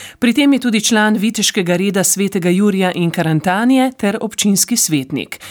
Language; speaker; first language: Slovenian; native; Slovenian